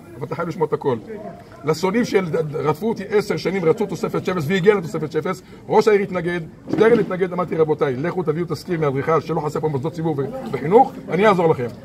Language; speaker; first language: Hebrew; native; Hebrew